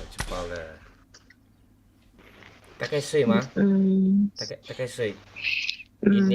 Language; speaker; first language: Chinese; non-native, learner; Indonesian